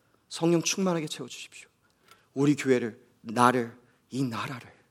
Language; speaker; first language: Korean; native; Korean